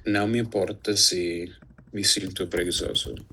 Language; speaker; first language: Portuguese; non-native, learner; English